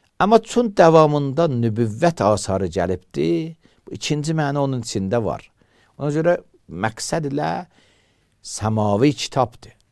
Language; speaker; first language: Azerbaijani; native; Azerbaijani